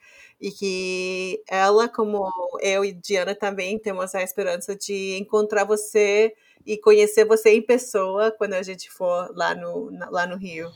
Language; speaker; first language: Portuguese; non-native, fluent; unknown